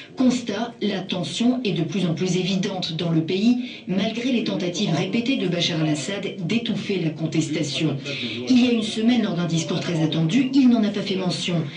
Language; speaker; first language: French; native; French